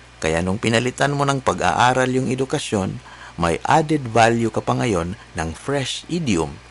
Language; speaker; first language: Filipino; native; Filipino